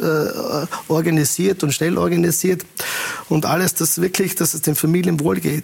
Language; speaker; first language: German; native; German